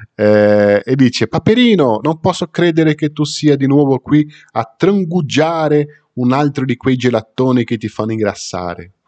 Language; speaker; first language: Italian; non-native, fluent; Portuguese